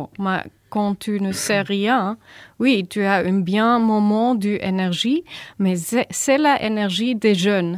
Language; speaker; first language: French; non-native, learner; German